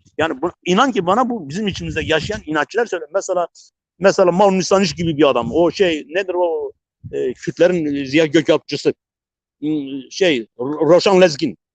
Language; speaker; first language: Turkish; non-native, local second language; Zaza